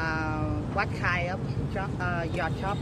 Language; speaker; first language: English; non-native, learner; Vietnamese